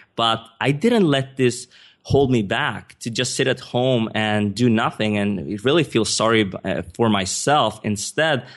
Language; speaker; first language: English; non-native, fluent; Swedish